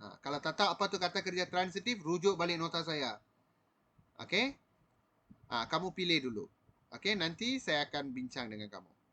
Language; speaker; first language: Malay; non-native, local second language; Tamil